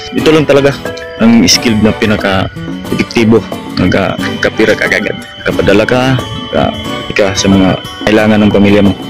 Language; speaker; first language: Filipino; non-native, local second language; Cebuano